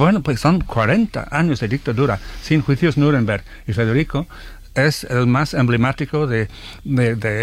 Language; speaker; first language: Spanish; non-native, fluent; English